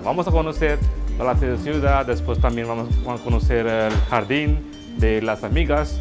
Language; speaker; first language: Spanish; non-native, fluent; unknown